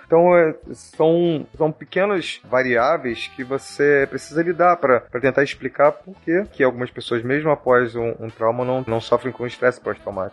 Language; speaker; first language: Portuguese; native; Portuguese